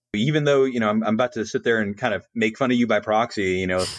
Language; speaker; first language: English; native; English